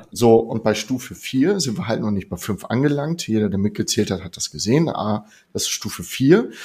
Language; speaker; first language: German; native; German